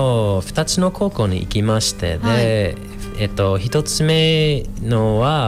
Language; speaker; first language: Japanese; non-native, fluent; English